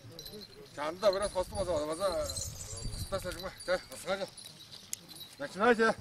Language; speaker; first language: Russian; non-native, local second language; Tuvinian